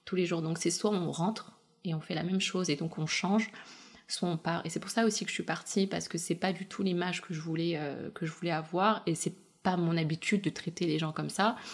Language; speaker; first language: French; early bilingual, other home language; Russian